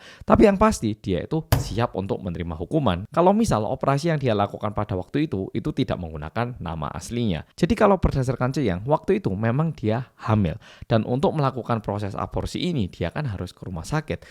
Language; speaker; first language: Indonesian; early bilingual, other home language; Korean